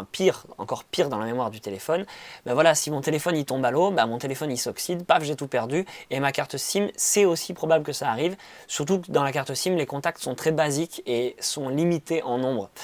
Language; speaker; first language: French; native; French